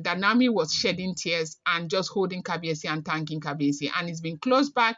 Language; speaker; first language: English; non-native, local second language; Yoruba